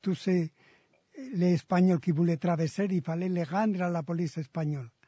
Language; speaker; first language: French; non-native, fluent; Spanish